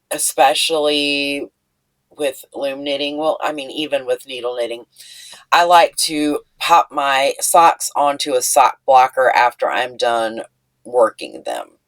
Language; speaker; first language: English; native; English